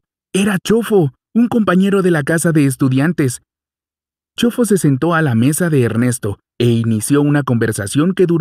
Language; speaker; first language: Spanish; native; Spanish